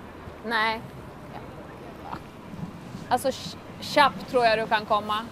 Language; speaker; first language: Swedish; native; Swedish